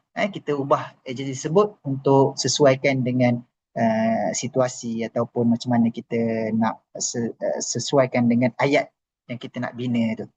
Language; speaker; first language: Malay; native; Malay